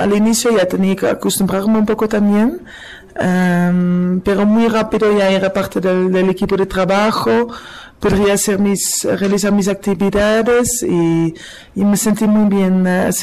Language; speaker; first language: Spanish; non-native, fluent; Dutch